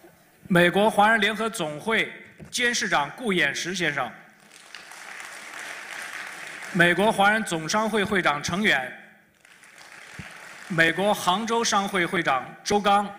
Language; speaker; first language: Chinese; native; Chinese